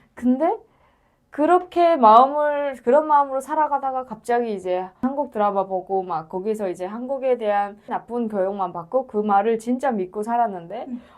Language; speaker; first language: Korean; native; Korean